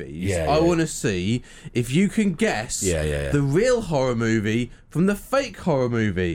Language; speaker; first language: English; native; English